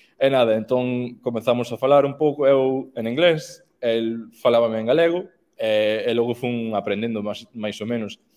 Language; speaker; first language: Galician; non-native, fluent; English